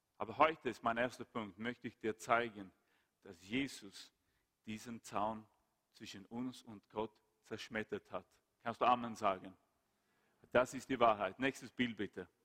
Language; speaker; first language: German; non-native, fluent; Swedish